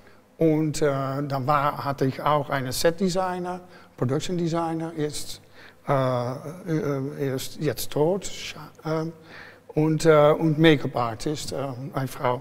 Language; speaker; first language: German; non-native, fluent; Dutch